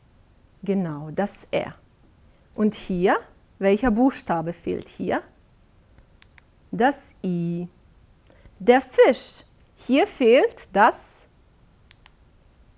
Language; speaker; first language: German; non-native, fluent; Bosnian